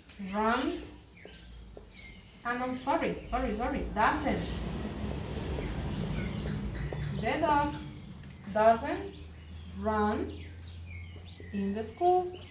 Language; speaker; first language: English; non-native, fluent; Spanish